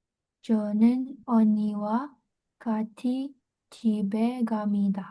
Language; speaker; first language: Korean; non-native, learner; Indonesian